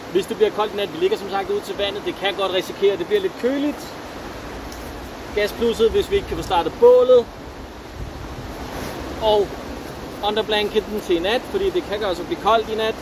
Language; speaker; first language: Danish; native; Danish